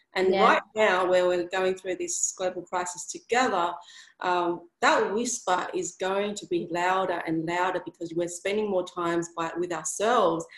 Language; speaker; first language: English; native; English